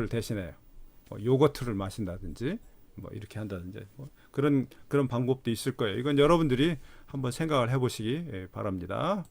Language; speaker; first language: Korean; native; Korean